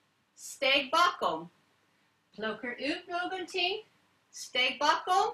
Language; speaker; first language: Swedish; non-native, learner; English